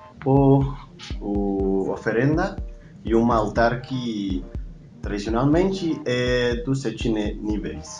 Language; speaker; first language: Portuguese; non-native, learner; Spanish